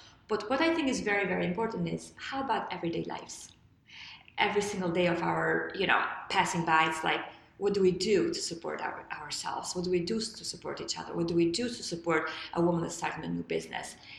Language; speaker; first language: English; non-native, fluent; Albanian